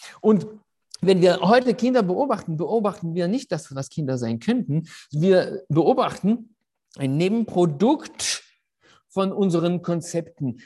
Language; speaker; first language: German; non-native, fluent; French